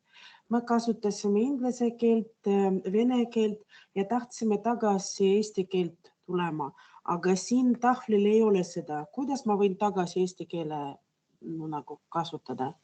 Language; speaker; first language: Estonian; non-native, local second language; Russian